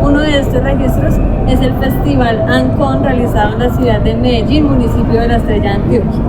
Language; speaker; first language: Spanish; native; Spanish